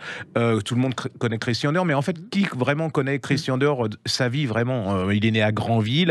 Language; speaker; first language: French; native; French